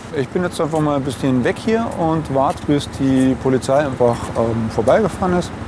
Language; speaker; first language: German; native; German